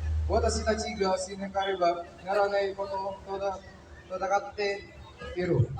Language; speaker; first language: Japanese; non-native, learner; Indonesian